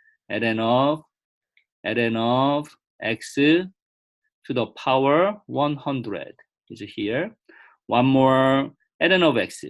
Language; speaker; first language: English; non-native, fluent; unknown